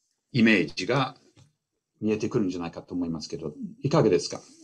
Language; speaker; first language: Japanese; non-native, fluent; English